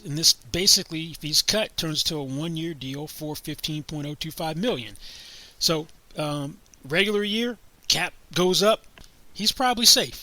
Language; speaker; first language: English; native; English